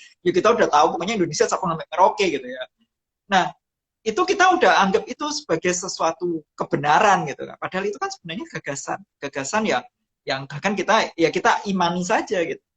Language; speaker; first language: Indonesian; non-native, local second language; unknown